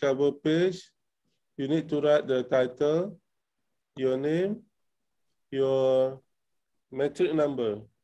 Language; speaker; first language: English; non-native, local second language; Malay